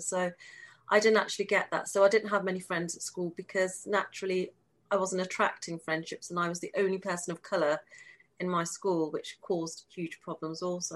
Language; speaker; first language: English; native; English